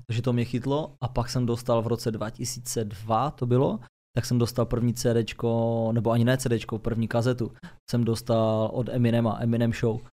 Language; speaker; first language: Czech; native; Czech